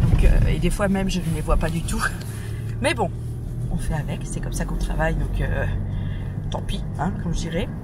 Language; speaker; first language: French; native; French